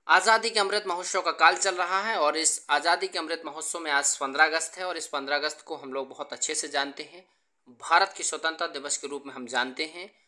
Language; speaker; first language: Hindi; native; Hindi